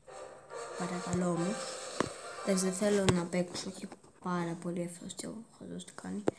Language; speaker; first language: Greek; early bilingual, heritage; Greek